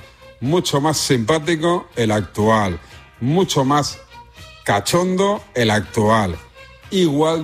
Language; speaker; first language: Spanish; native; Spanish